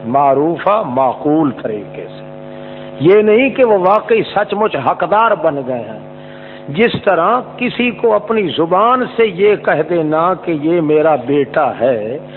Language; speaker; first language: Urdu; non-native, local second language; Saraiki